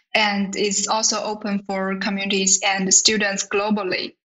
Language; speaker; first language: English; non-native, fluent; Chinese